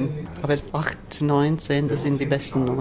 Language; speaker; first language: German; non-native, fluent; Latvian